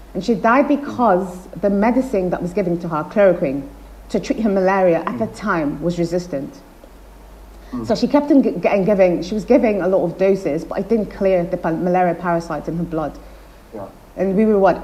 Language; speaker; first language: English; non-native, local second language; Igbo